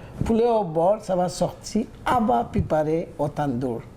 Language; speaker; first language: French; non-native, learner; Bangla